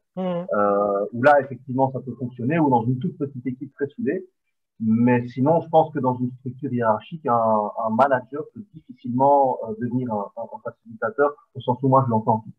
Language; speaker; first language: French; non-native, fluent; Spanish